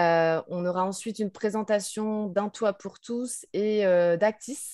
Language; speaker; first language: French; native; French